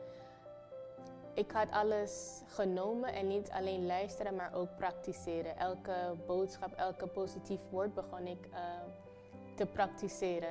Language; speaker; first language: Dutch; non-native, fluent; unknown